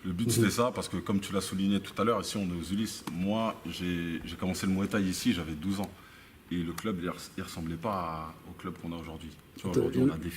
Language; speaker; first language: French; native; French